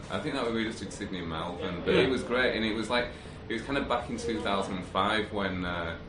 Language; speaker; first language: English; native; English